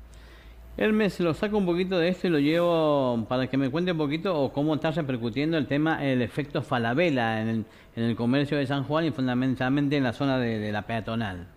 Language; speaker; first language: Spanish; native; Spanish